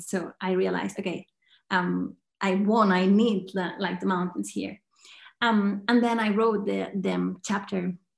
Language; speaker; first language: English; non-native, fluent; Catalan